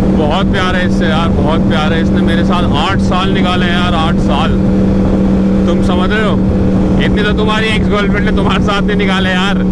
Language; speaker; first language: Hindi; native; Hindi